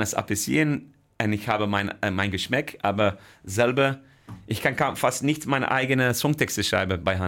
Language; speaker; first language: German; non-native, fluent; Dutch